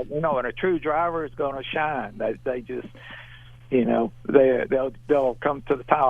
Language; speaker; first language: English; native; English